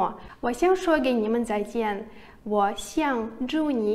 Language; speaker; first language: Chinese; non-native, learner; Russian